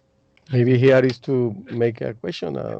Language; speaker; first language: English; non-native, learner; Spanish